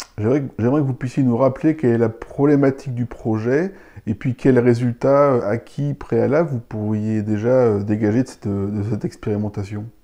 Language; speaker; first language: French; native; French